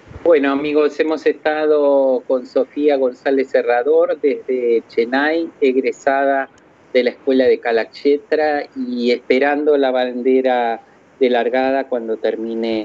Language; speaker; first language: Spanish; native; Spanish